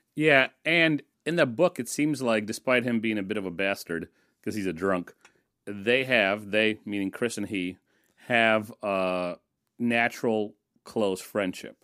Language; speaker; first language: English; early bilingual, other home language; Russian